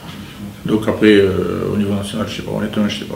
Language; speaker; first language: French; native; French